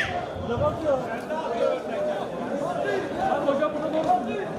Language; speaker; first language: Turkish; native; Turkish